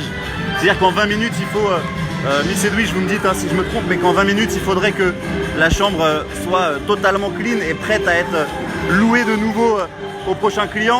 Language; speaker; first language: French; native; French